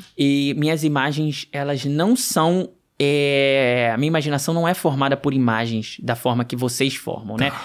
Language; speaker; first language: Portuguese; native; Portuguese